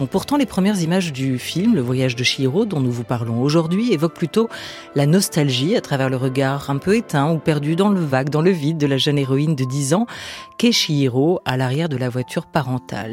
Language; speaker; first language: French; native; French